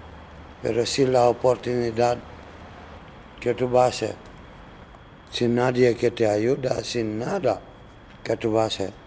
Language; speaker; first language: Spanish; non-native, learner; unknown